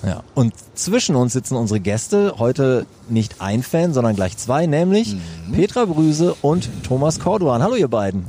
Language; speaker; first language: German; native; German